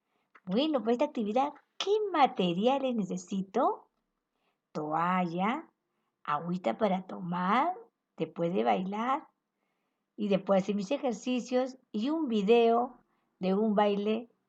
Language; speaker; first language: Spanish; native; Spanish